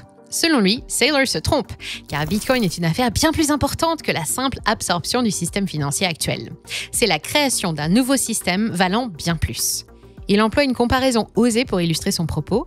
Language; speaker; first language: French; native; French